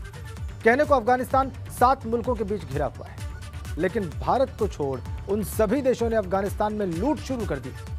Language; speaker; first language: Hindi; native; Hindi